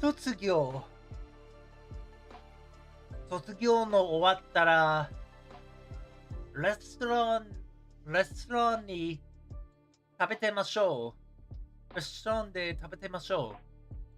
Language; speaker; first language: Japanese; non-native, learner; English